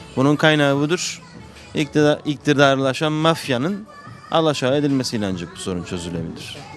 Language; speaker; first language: Turkish; native; Turkish